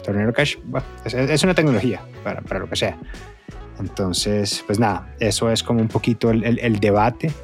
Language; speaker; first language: Spanish; native; Spanish